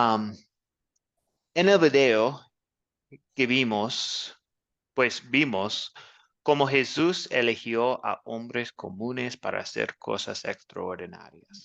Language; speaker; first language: Spanish; non-native, fluent; English